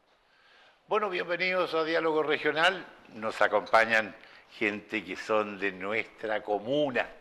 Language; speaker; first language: Spanish; native; Spanish